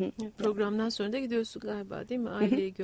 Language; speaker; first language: Turkish; native; Turkish